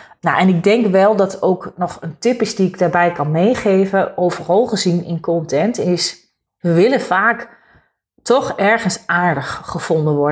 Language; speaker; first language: Dutch; native; Dutch